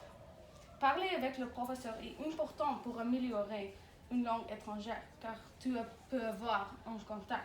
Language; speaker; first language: French; non-native, learner; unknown